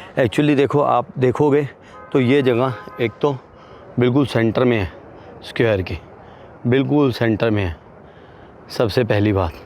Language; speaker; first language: Hindi; native; Hindi